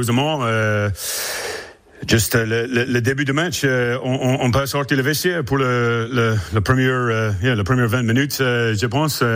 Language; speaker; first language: French; non-native, learner; English